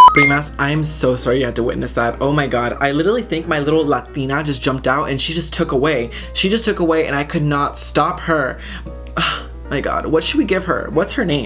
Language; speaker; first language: English; native; English